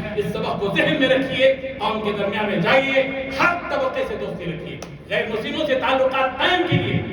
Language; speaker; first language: Urdu; native; Urdu